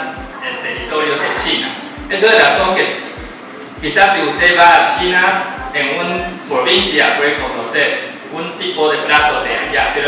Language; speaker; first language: Spanish; non-native, fluent; Chinese